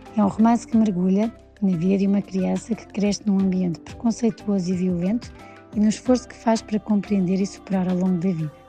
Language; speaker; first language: Portuguese; native; Portuguese